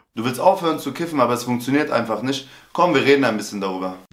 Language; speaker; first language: German; native; German